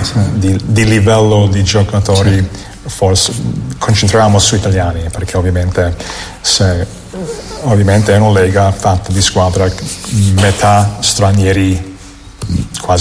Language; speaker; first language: Italian; non-native, fluent; English